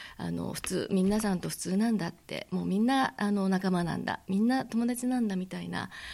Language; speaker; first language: Japanese; native; Japanese